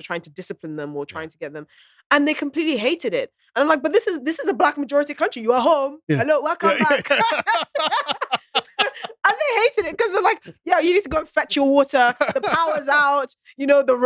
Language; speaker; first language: English; non-native, local second language; Akan